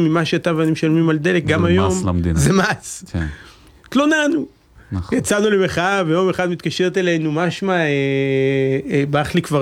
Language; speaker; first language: Hebrew; native; Hebrew